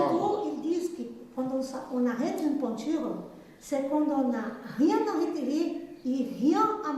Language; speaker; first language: French; non-native, fluent; Portuguese